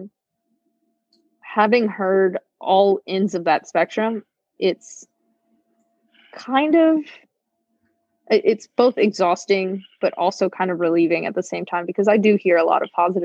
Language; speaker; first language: English; native; English